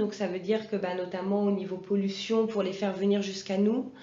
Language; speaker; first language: French; native; French